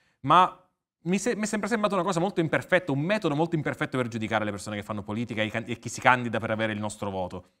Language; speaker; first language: Italian; native; Italian